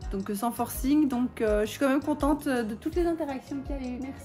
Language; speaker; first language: French; native; French